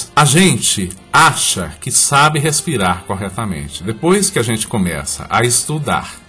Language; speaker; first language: Portuguese; native; Portuguese